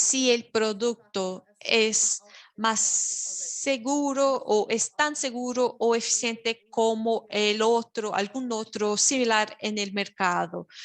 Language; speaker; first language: Spanish; non-native, fluent; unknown